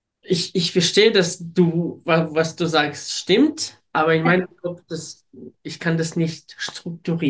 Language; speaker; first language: German; non-native, fluent; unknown